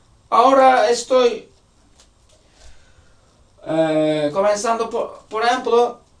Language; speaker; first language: Spanish; non-native, learner; Turkish